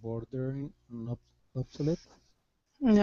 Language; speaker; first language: English; non-native, learner; Spanish